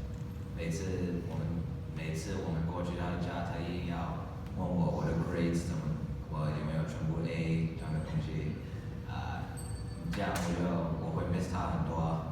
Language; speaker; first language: Chinese; early bilingual, heritage; English